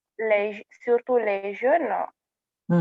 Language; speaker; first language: French; non-native, local second language; Fula